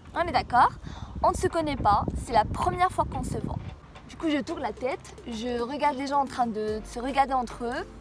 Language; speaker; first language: French; non-native, local second language; Arabic